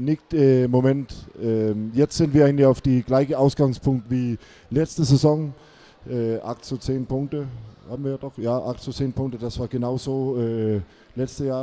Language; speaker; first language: German; non-native, fluent; Danish